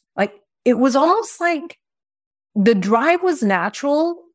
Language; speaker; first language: English; early bilingual, other home language; Spanish